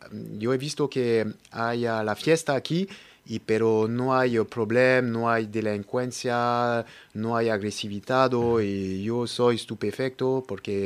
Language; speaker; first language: Spanish; non-native, learner; French